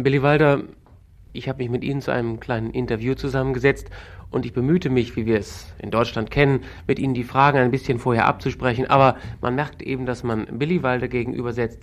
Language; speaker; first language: German; native; German